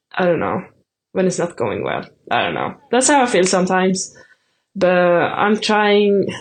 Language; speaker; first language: English; non-native, fluent; Swedish